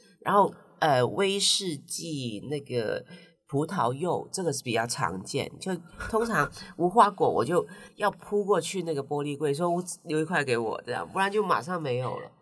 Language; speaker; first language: Chinese; non-native, local second language; Cantonese